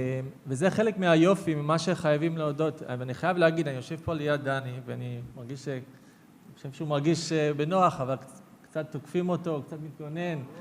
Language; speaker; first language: Hebrew; non-native, fluent; English